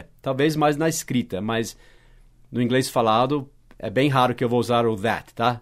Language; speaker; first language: Portuguese; non-native, fluent; English